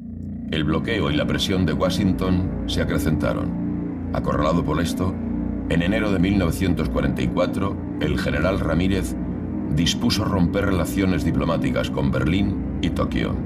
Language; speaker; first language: Spanish; native; Spanish